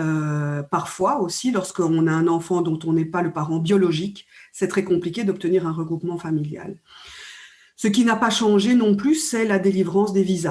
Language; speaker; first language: French; native; French